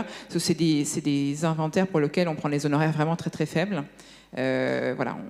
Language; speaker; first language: French; native; French